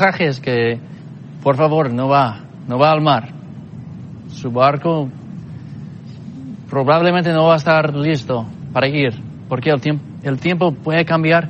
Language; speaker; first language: Spanish; non-native, fluent; English